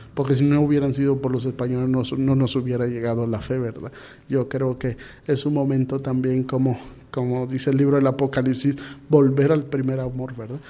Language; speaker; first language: Spanish; native; Spanish